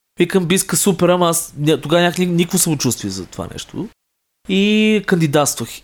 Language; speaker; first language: Bulgarian; native; Bulgarian